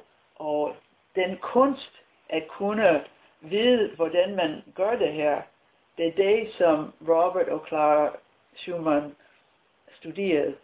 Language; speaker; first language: Danish; non-native, fluent; English